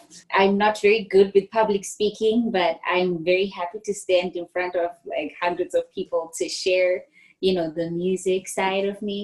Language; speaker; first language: English; non-native, local second language; Shona